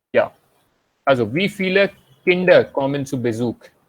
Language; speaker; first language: German; non-native, fluent; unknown